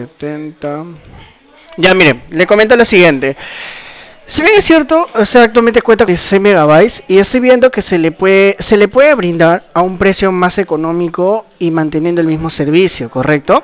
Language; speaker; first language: Spanish; native; Spanish